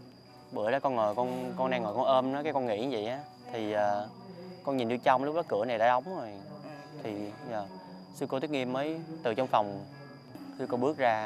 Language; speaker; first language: Vietnamese; native; Vietnamese